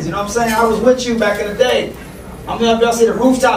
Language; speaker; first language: English; native; English